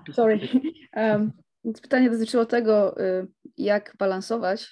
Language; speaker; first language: Polish; native; Polish